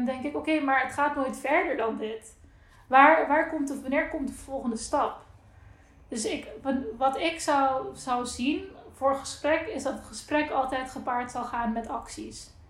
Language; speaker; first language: Dutch; non-native, local second language; Papiamento